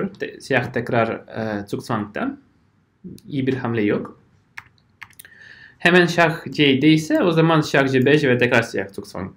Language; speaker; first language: Turkish; non-native, fluent; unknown